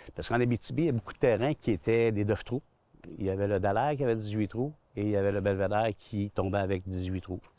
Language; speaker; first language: French; native; French